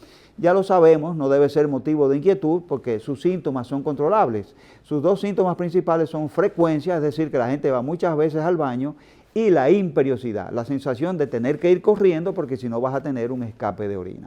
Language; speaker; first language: Spanish; native; Spanish